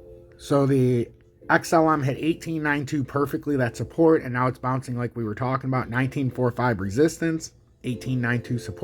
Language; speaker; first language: English; native; English